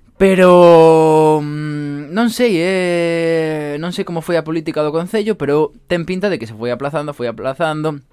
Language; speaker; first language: Galician; non-native, local second language; Spanish